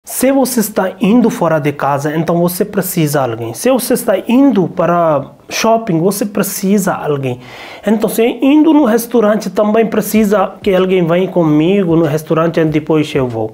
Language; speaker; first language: Portuguese; non-native, learner; Hindi